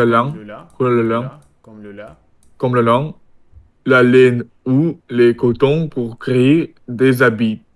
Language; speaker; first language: French; non-native, learner; Russian